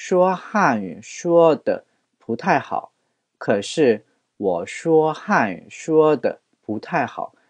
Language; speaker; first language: Chinese; non-native, fluent; Korean